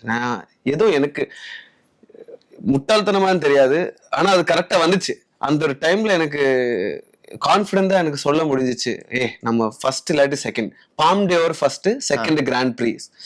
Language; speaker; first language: Tamil; non-native, learner; Malayalam